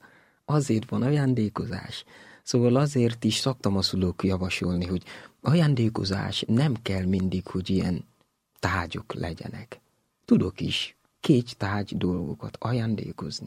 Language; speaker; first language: Hungarian; non-native, fluent; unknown